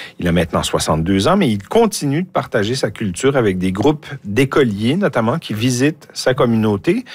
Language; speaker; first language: French; native; French